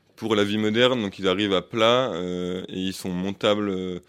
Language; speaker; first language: French; native; French